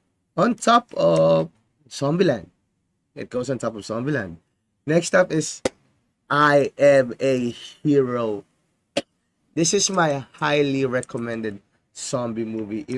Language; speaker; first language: English; non-native, fluent; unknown